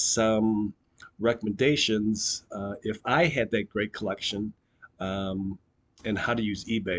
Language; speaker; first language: English; native; English